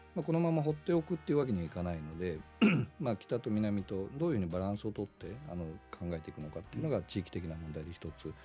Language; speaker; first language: Japanese; native; Japanese